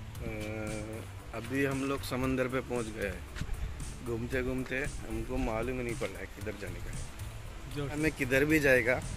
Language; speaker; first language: Hindi; non-native, local second language; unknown